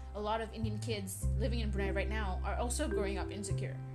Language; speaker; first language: English; early bilingual, other home language; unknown